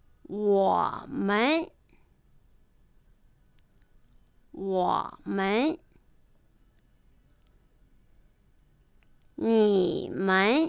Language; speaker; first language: Chinese; non-native, fluent; Japanese